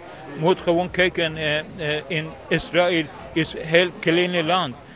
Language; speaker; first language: Dutch; non-native, learner; Persian